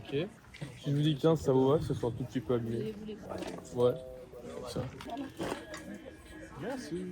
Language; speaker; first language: French; native; French